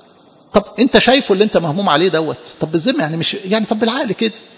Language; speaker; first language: Arabic; native; Arabic